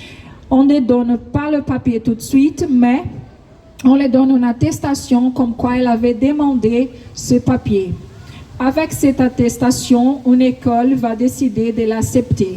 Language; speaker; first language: French; non-native, fluent; Portuguese